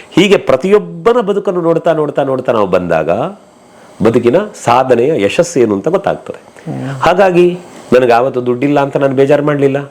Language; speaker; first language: Kannada; native; Kannada